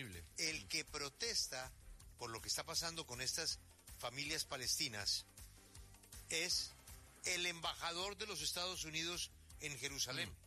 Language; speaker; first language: Spanish; native; Spanish